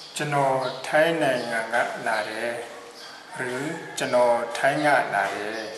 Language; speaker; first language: Thai; non-native, fluent; Burmese